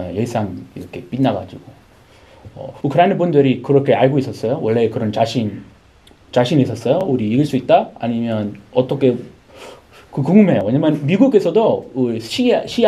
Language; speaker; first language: Korean; native; Korean